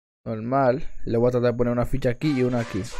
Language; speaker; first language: Spanish; native; Spanish